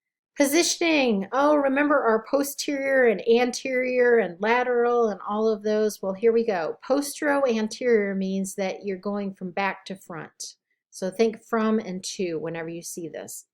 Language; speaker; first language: English; native; English